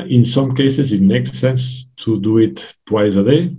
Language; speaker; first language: English; non-native, fluent; Spanish